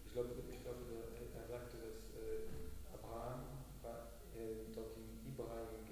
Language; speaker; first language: German; non-native, learner; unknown